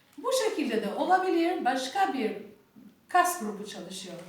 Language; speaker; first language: Turkish; non-native, learner; Albanian